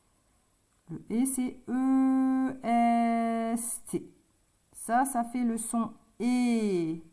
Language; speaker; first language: French; native; French